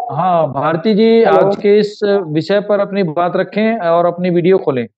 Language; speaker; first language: Hindi; native; Hindi